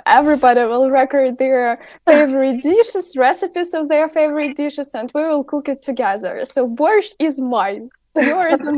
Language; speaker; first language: English; non-native, fluent; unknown